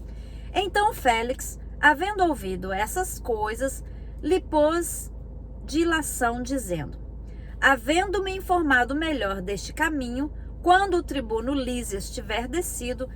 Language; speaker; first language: Portuguese; native; Portuguese